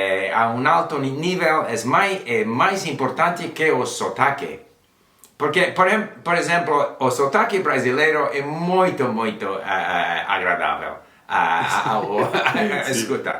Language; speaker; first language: Portuguese; non-native, learner; English